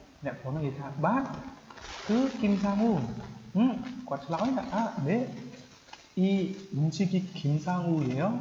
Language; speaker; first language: Korean; non-native, fluent; Khmer